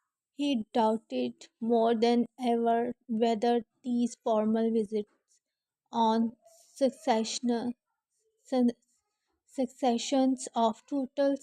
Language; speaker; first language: English; non-native, learner; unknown